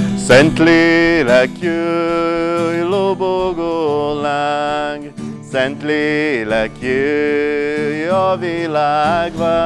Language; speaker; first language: Hungarian; non-native, fluent; Portuguese